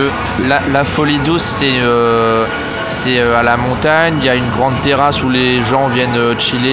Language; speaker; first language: French; native; French